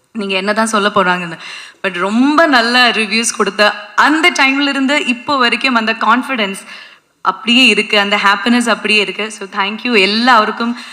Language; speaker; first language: Tamil; non-native, fluent; Malayalam